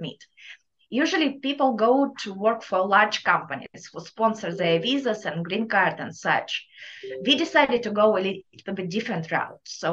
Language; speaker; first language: English; non-native, fluent; Russian